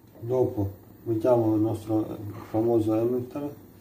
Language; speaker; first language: Italian; non-native, learner; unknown